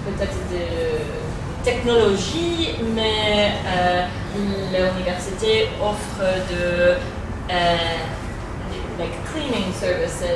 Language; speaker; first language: French; non-native, fluent; English